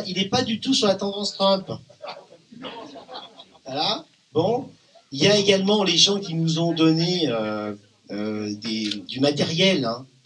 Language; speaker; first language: French; native; French